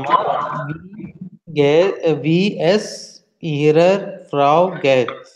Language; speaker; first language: German; non-native, learner; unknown